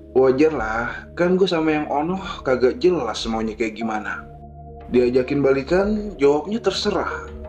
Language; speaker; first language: Indonesian; native; Indonesian